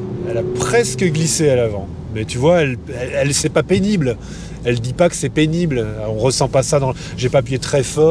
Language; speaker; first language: French; native; French